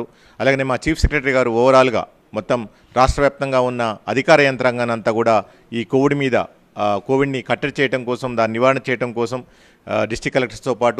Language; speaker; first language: Telugu; native; Telugu